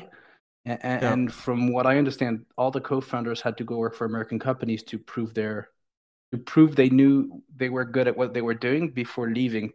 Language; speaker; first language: English; native; English